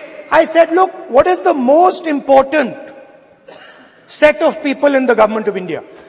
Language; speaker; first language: English; non-native, local second language; Hindi